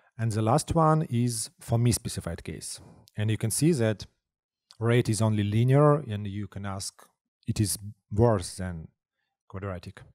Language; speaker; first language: English; non-native, fluent; Russian